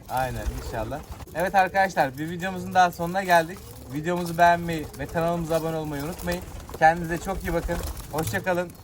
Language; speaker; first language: Turkish; native; Turkish